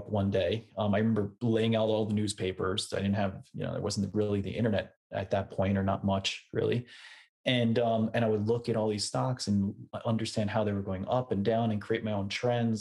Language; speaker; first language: English; native; English